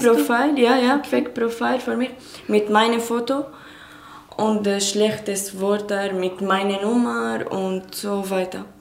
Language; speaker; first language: German; non-native, learner; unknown